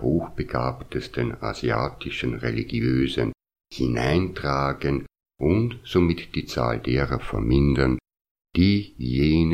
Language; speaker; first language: German; native; German